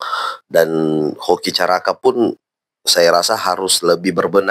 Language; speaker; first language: Indonesian; native; Indonesian